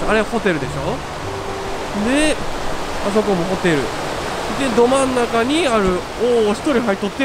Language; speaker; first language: Japanese; native; Japanese